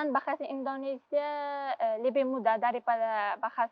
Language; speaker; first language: Indonesian; non-native, learner; Uzbek